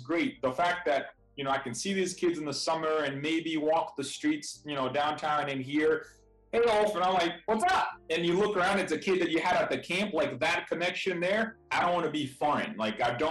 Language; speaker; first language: English; non-native, fluent; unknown